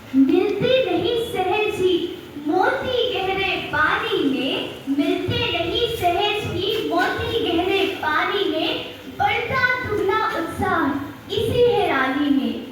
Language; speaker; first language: Hindi; native; Hindi